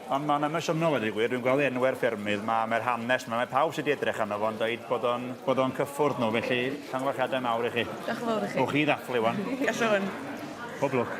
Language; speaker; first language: Welsh; native; Welsh